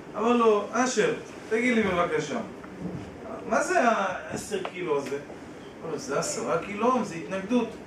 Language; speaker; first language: Hebrew; native; Hebrew